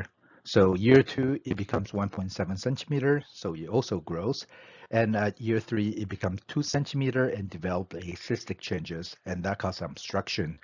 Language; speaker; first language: English; non-native, fluent; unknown